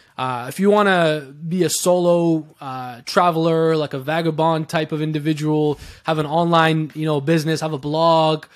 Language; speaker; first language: English; early bilingual, other home language; Persian